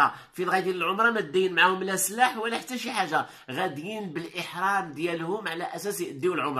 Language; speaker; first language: Arabic; native; Arabic